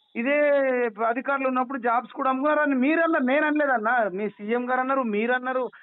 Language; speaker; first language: Telugu; native; Telugu